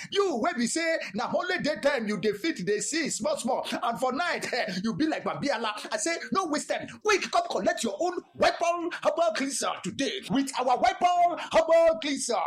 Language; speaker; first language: Nigerian Pidgin; non-native, local second language; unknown